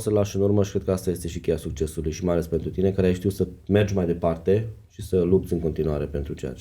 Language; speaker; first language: Romanian; native; Romanian